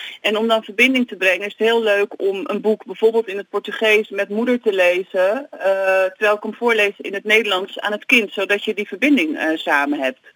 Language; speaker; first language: Dutch; native; Dutch